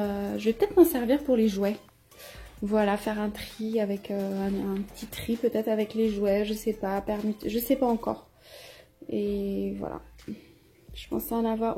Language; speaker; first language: French; native; French